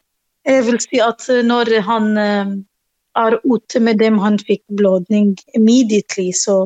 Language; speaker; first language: Norwegian; non-native, learner; Arabic